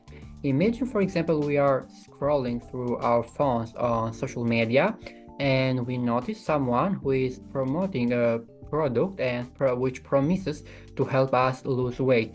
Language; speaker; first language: English; non-native, fluent; Albanian